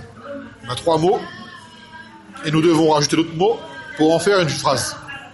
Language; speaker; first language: French; native; French